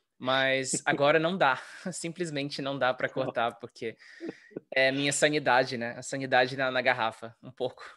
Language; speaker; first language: Portuguese; native; Portuguese